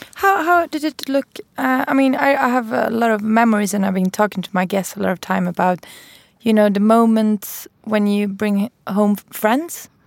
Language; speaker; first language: English; non-native, fluent; Persian